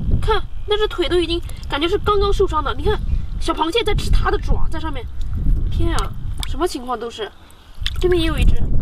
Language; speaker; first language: Chinese; native; Chinese